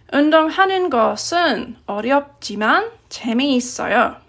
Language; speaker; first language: Korean; non-native, fluent; English